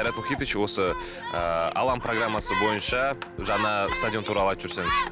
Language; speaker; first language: Kazakh; native; Kazakh